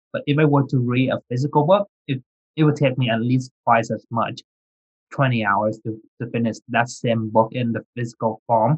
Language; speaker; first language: English; early bilingual, other home language; Vietnamese